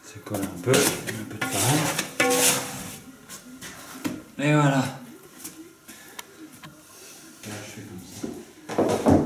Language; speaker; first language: French; native; French